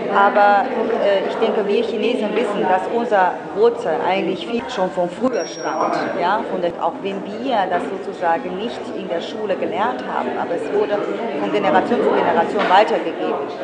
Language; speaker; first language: German; non-native, fluent; Chinese